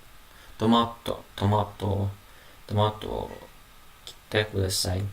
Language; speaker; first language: Japanese; non-native, learner; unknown